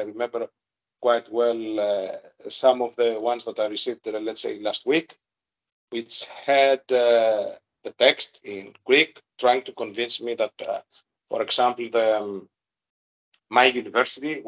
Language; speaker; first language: English; non-native, fluent; Greek